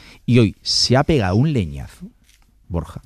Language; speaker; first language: Spanish; native; Spanish